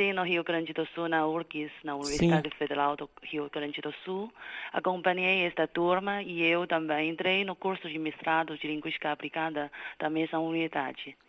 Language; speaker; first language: Portuguese; non-native, fluent; Chinese